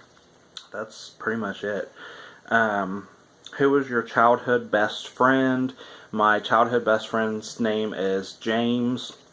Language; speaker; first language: English; native; English